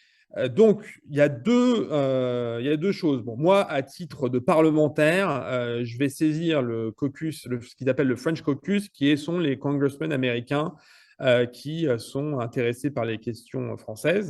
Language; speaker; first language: French; native; French